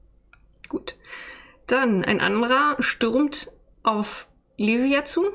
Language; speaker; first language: German; native; German